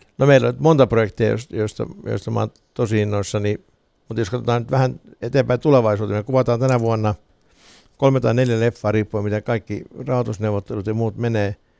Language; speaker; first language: Finnish; native; Finnish